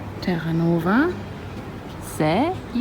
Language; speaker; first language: French; non-native, learner; German